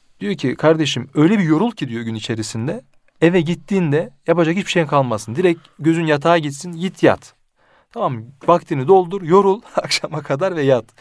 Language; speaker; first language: Turkish; early bilingual, heritage; Turkish